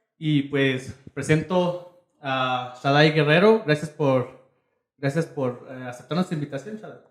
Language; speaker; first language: Spanish; native; Spanish